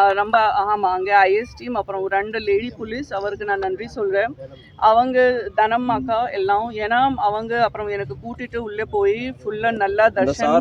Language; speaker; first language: Tamil; non-native, fluent; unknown